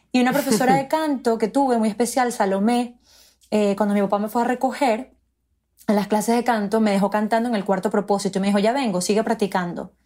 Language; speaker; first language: Spanish; native; Spanish